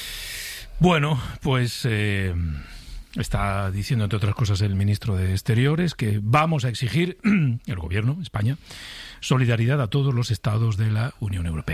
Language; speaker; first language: Spanish; native; Spanish